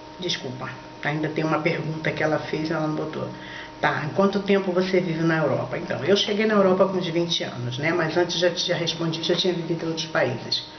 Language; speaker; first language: Portuguese; native; Portuguese